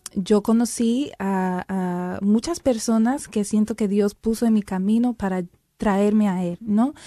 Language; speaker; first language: Spanish; early bilingual, heritage; Spanish